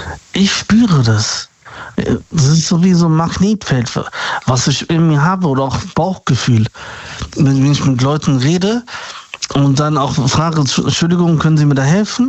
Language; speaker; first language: German; native; German